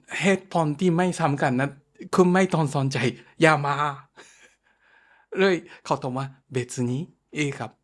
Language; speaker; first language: Thai; non-native, fluent; Japanese